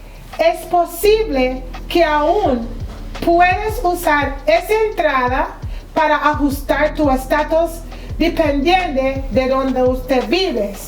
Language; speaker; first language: Spanish; non-native, fluent; English